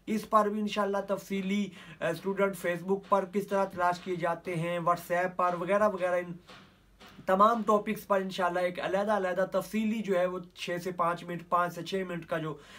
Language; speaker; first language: Urdu; non-native, local second language; Punjabi